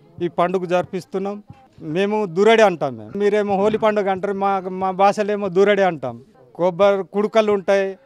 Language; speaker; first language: Telugu; non-native, local second language; Gondi